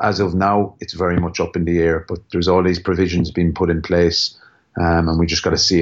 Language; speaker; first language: English; native; English